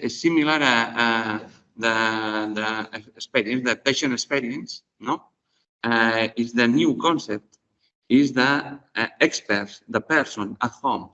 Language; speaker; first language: English; non-native, learner; Spanish